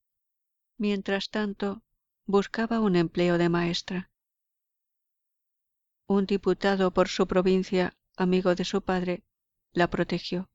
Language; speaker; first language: Spanish; native; Spanish